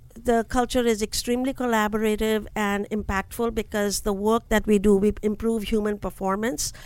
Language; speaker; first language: English; non-native, local second language; Hindi